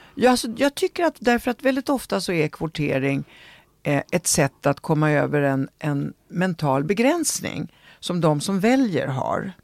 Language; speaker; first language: Swedish; early bilingual, other home language; Italian